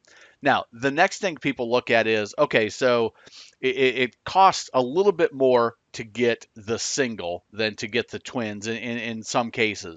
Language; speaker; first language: English; native; English